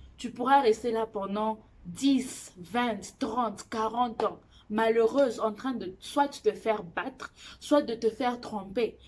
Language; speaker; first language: French; non-native, local second language; Lingala